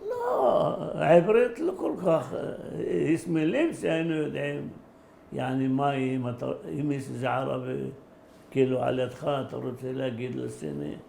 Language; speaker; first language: Hebrew; early bilingual, other home language; Arabic